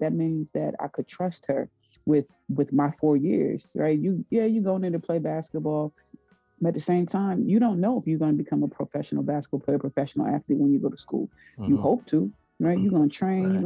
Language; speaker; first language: English; native; English